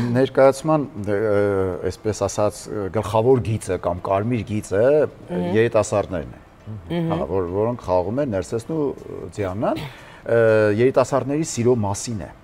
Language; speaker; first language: Armenian; native; Armenian